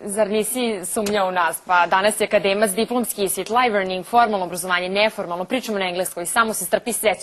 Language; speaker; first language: Serbian; native; Serbian